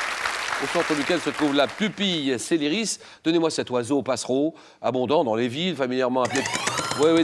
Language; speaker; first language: French; native; French